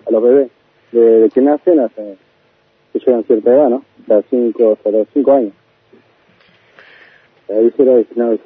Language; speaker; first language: Spanish; native; Spanish